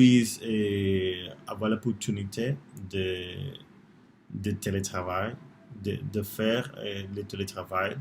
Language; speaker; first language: French; non-native, learner; Spanish